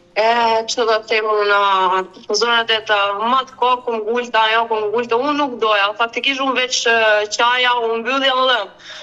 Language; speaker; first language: Albanian; early bilingual, heritage; Albanian